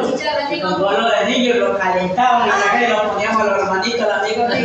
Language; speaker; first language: Spanish; native; Spanish